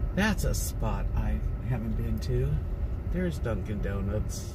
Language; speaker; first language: English; native; English